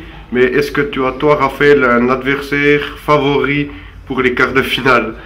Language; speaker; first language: French; native; French